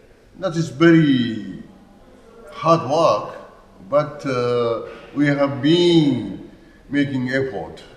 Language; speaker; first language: English; non-native, learner; Japanese